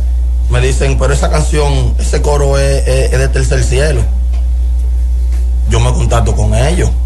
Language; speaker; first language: Spanish; native; Spanish